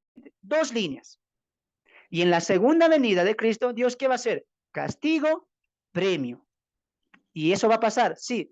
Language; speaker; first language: Spanish; native; Spanish